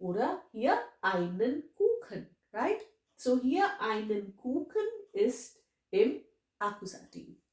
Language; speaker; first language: German; non-native, fluent; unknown